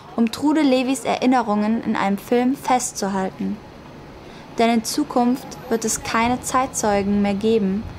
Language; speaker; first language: German; native; German